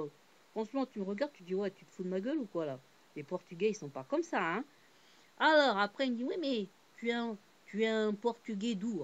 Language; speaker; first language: French; native; French